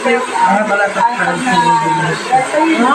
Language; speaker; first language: English; non-native, local second language; Filipino